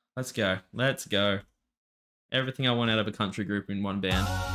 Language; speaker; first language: English; native; English